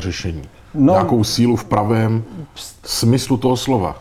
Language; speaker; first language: Czech; native; Czech